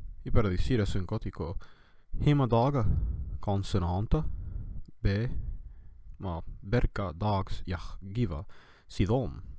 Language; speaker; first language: Spanish; non-native, fluent; English